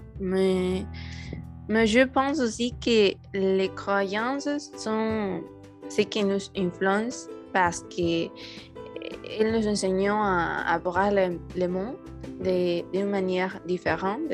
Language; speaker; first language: French; non-native, learner; Spanish